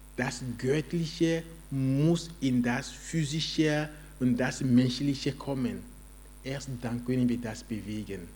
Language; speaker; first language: German; non-native, fluent; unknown